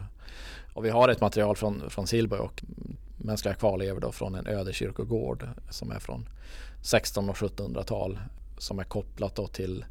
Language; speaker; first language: Swedish; native; Swedish